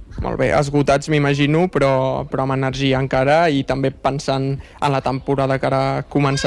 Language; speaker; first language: Catalan; native; Catalan